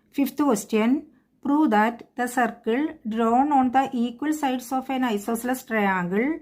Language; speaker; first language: English; non-native, local second language; Malayalam